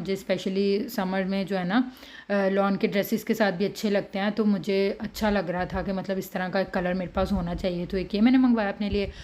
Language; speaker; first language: Urdu; native; Urdu